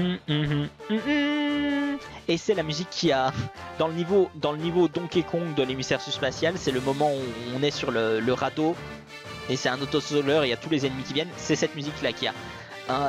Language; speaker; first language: French; native; French